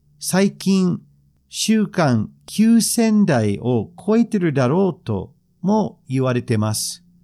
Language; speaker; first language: Japanese; non-native, fluent; English